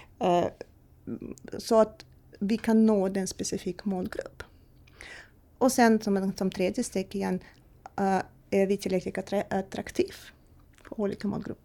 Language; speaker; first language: Swedish; non-native, fluent; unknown